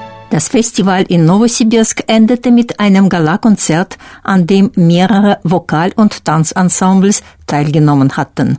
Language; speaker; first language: German; non-native, fluent; Russian